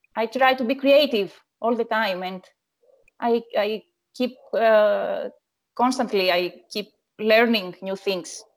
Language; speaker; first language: English; non-native, learner; Greek